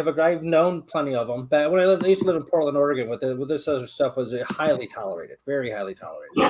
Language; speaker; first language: English; native; English